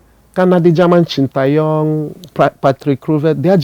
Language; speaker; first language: Indonesian; non-native, fluent; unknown